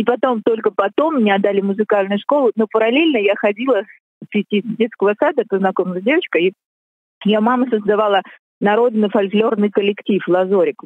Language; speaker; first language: Russian; native; Russian